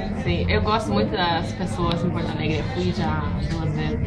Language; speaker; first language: Portuguese; non-native, fluent; English